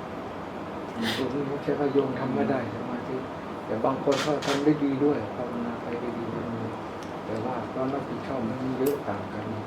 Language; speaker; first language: Thai; native; Thai